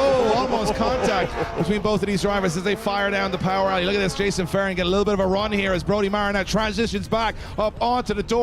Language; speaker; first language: English; native; English